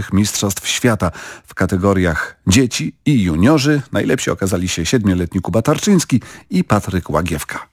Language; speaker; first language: Polish; native; Polish